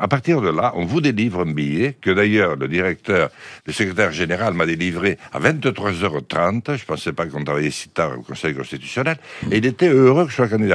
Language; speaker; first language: French; native; French